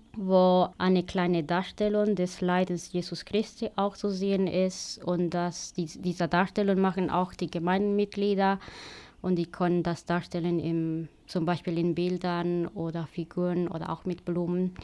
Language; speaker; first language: German; non-native, fluent; Spanish